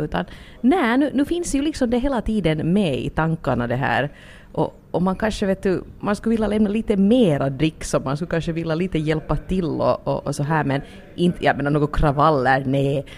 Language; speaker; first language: Swedish; native; Swedish